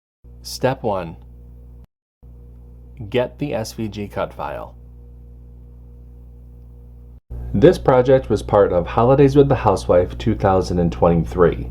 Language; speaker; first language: English; native; English